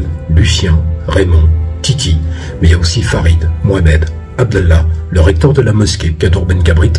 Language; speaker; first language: French; native; French